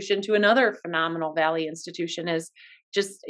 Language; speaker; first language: English; native; English